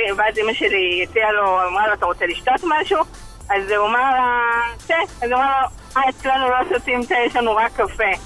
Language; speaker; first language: Hebrew; native; Hebrew